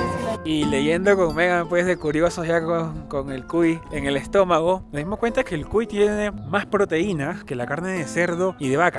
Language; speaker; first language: Spanish; native; Spanish